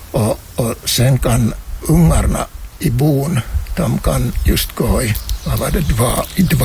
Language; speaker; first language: Swedish; non-native, fluent; Finnish